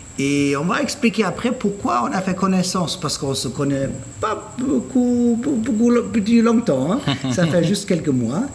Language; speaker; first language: French; non-native, fluent; German